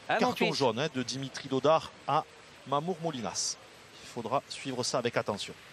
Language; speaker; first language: French; native; French